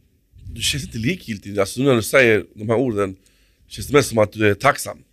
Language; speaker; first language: Swedish; native; Swedish